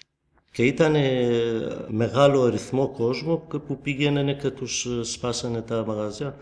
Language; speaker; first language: Greek; non-native, fluent; Kurdish